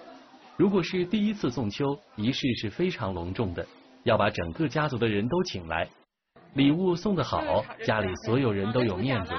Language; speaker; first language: Chinese; native; Chinese